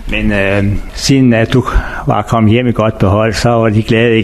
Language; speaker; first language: Danish; native; Danish